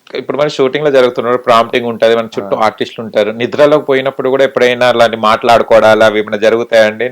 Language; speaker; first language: Telugu; native; Telugu